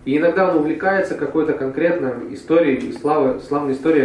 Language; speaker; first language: Russian; native; Russian